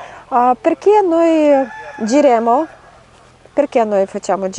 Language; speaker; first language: Italian; non-native, learner; Russian